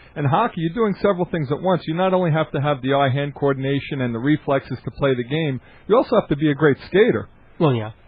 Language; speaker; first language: English; native; English